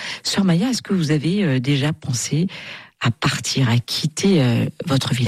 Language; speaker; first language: French; native; French